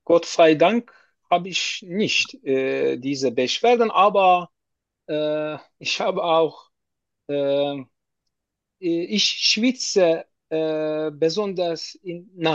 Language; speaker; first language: German; non-native, learner; Turkish